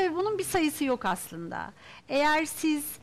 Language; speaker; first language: Turkish; native; Turkish